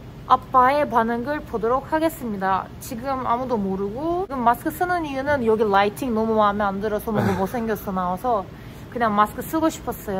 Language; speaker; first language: Korean; non-native, fluent; Turkish